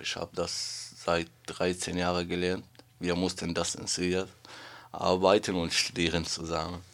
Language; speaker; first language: German; non-native, learner; Arabic